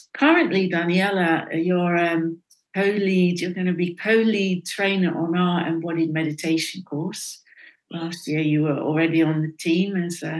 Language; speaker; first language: English; non-native, fluent; Dutch